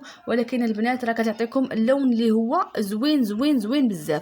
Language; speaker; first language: Arabic; native; Arabic